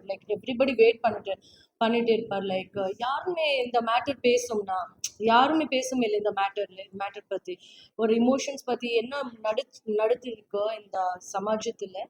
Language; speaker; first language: Tamil; non-native, fluent; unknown